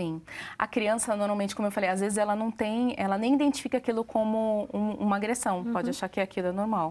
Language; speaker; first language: Portuguese; native; Portuguese